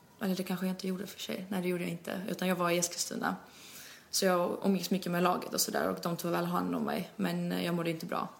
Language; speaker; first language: Swedish; early bilingual, other home language; Albanian